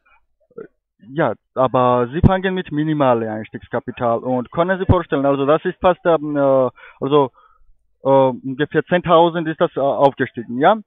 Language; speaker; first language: German; non-native, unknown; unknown